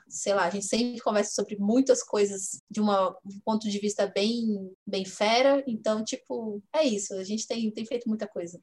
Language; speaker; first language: Portuguese; native; Portuguese